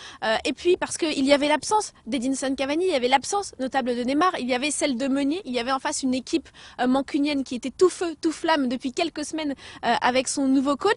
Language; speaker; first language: French; native; French